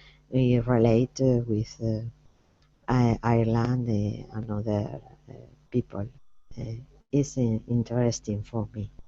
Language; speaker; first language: English; non-native, learner; Spanish